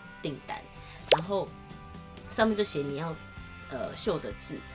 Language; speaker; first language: Chinese; native; Chinese